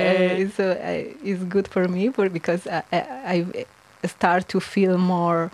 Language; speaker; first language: English; non-native, learner; Spanish